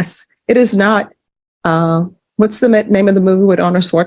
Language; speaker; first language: English; native; English